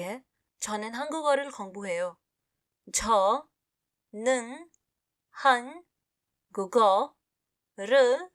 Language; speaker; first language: Korean; non-native, fluent; Hindi